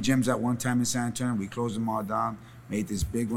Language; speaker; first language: English; native; English